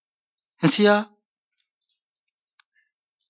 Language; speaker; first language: Danish; non-native, fluent; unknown